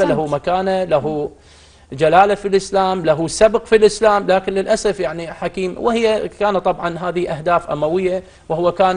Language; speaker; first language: Arabic; native; Arabic